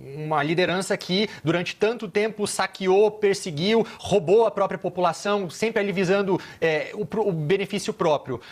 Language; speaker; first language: Portuguese; native; Portuguese